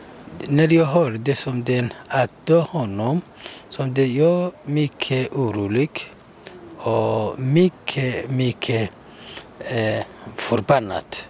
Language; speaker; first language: Swedish; non-native, learner; Somali